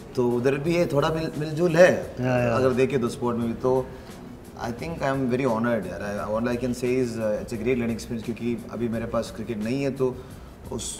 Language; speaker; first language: Hindi; non-native, local second language; Malayalam